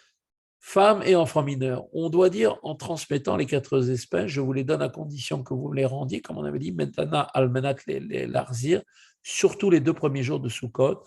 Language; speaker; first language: French; native; French